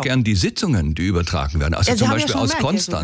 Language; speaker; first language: German; native; German